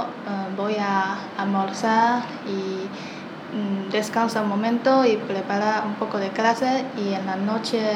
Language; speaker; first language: Spanish; non-native, learner; Chinese